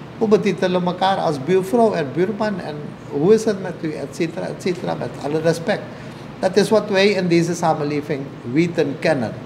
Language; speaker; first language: Dutch; native; Dutch